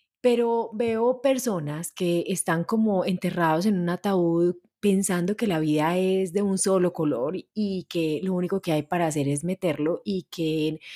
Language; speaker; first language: Spanish; native; Spanish